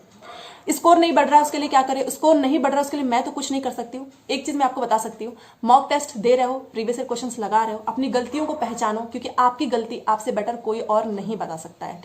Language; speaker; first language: Hindi; native; Hindi